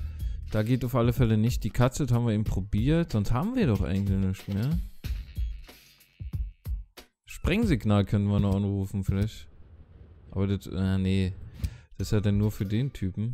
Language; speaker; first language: German; native; German